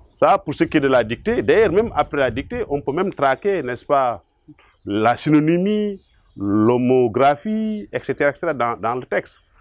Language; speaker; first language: French; non-native, local second language; Wolof